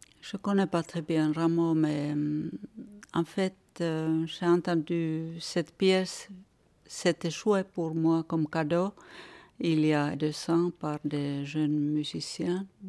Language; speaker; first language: French; non-native, fluent; Finnish